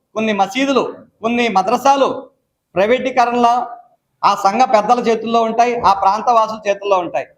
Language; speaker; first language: Telugu; non-native, local second language; Urdu